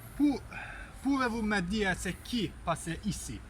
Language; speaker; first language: French; non-native, learner; Turkish